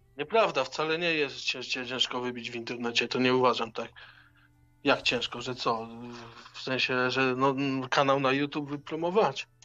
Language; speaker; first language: Polish; native; Polish